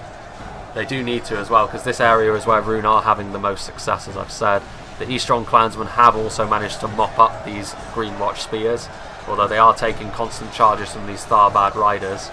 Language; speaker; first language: English; native; English